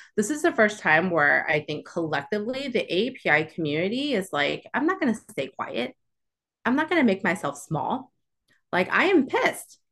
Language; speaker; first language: English; early bilingual, other home language; Chinese